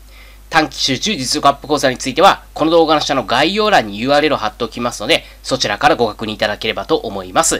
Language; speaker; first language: Japanese; native; Japanese